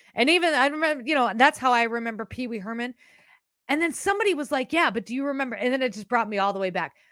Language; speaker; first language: English; native; English